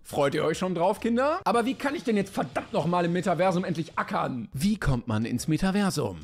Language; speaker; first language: German; native; German